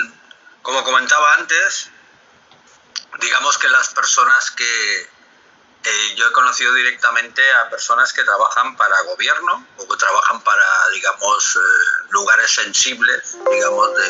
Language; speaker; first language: Spanish; native; Spanish